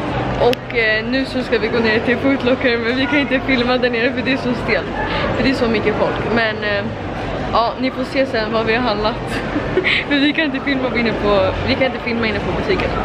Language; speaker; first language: Swedish; native; Swedish